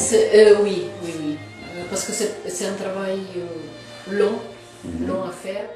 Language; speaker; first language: French; non-native, fluent; Italian